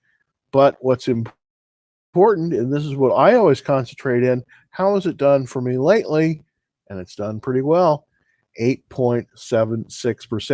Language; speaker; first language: English; native; English